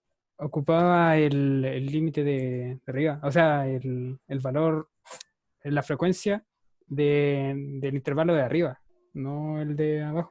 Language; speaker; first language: Spanish; native; Spanish